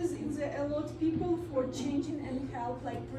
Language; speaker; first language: English; non-native, learner; Russian